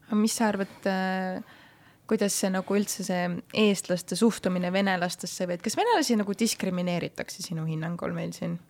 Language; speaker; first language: Estonian; native; Estonian